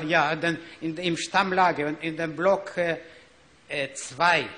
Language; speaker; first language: German; non-native, learner; Ukrainian